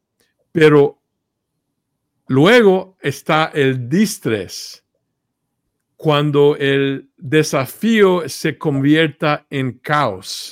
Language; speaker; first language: Spanish; early bilingual, heritage; Spanish